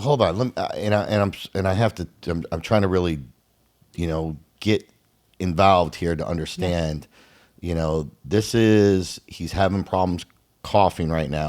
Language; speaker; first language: English; native; English